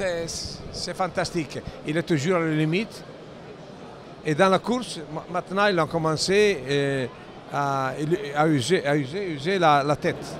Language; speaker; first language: French; non-native, learner; Italian